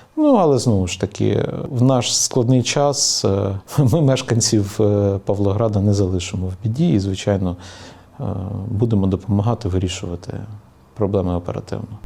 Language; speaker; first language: Ukrainian; native; Ukrainian